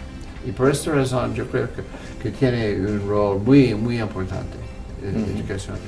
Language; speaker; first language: Spanish; non-native, fluent; English